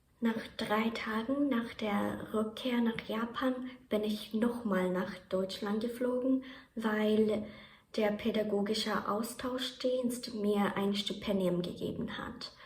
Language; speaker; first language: German; non-native, fluent; Japanese